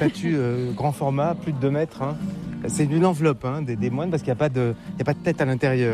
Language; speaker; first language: French; native; French